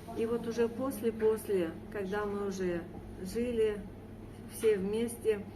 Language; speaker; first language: Russian; native; Russian